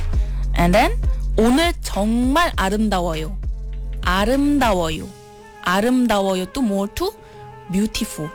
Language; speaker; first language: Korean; non-native, learner; Malay